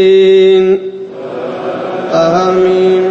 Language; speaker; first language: Arabic; native; Arabic